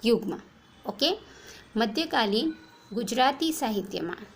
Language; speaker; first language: Hindi; non-native, local second language; Gujarati